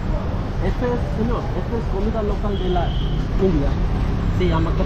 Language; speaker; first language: Spanish; non-native, learner; Hindi